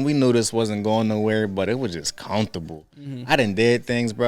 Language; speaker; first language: English; native; English